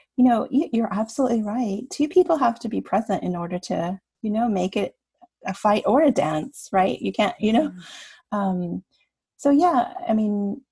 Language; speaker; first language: English; native; English